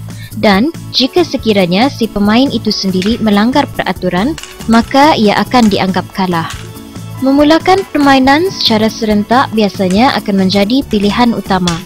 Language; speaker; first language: Malay; native; Malay